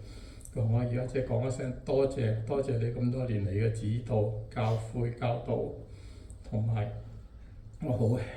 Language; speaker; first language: Cantonese; native; Cantonese